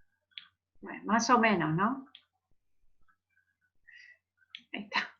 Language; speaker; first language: Spanish; native; Spanish